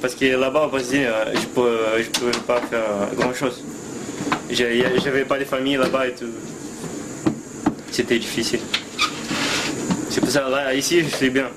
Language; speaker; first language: French; non-native, fluent; Portuguese